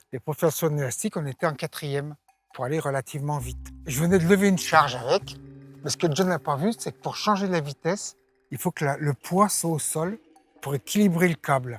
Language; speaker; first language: French; native; French